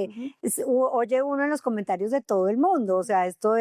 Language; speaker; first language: Spanish; native; Spanish